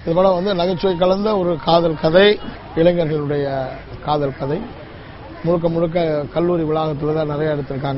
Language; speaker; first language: Tamil; native; Tamil